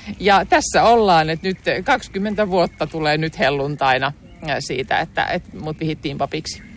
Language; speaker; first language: Finnish; native; Finnish